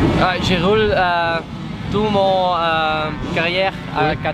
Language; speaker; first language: French; non-native, learner; Dutch